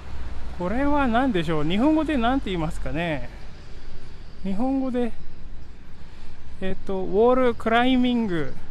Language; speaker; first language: Japanese; non-native, fluent; Indonesian